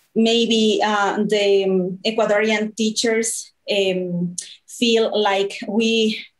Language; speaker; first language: English; non-native, fluent; Spanish